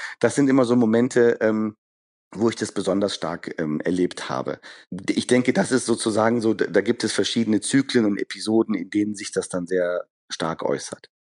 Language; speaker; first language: German; early bilingual, other home language; Persian